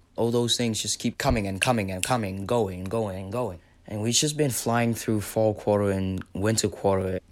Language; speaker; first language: English; non-native, fluent; Vietnamese